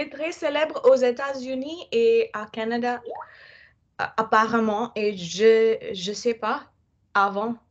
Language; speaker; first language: French; non-native, fluent; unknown